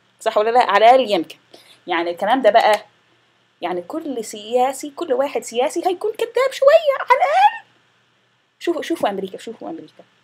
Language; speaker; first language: Arabic; non-native, fluent; English